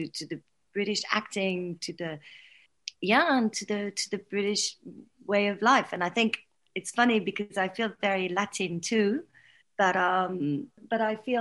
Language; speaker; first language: English; non-native, fluent; French